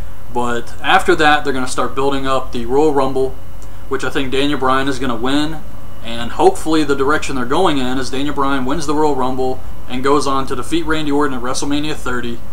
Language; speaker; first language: English; native; English